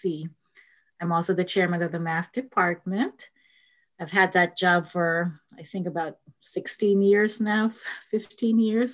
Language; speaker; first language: English; non-native, local second language; Filipino